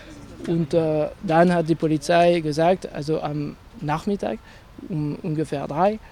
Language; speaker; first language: German; non-native, fluent; French